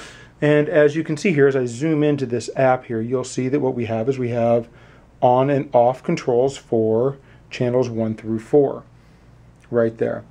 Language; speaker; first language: English; native; English